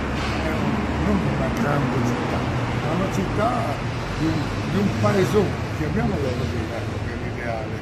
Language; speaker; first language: Italian; native; Italian